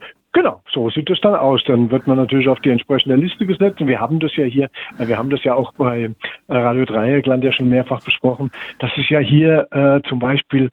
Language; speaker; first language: German; native; German